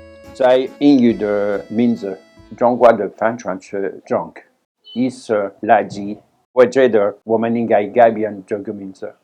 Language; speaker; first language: Chinese; non-native, learner; French